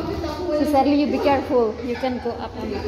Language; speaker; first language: English; non-native, learner; Indonesian